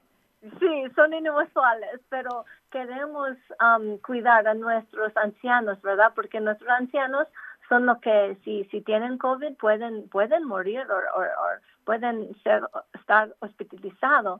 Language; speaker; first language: Spanish; non-native, local second language; English